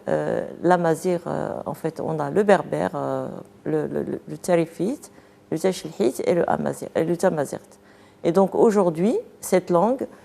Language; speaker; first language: French; non-native, local second language; Arabic